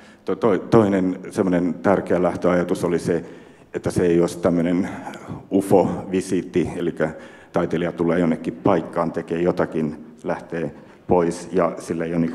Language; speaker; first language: Finnish; native; Finnish